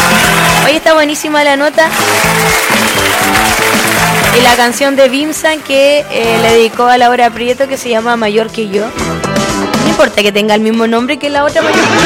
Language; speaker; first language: Spanish; native; Spanish